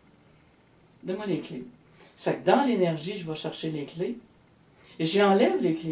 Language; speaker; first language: French; native; French